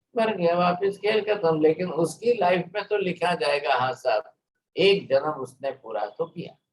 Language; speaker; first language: Hindi; non-native, local second language; Gujarati